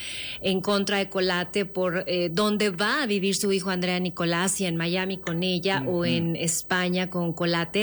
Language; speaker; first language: Spanish; native; Spanish